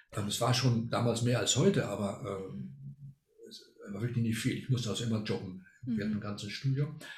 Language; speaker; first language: German; non-native, fluent; Spanish